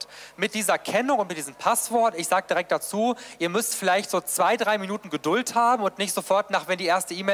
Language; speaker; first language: German; native; German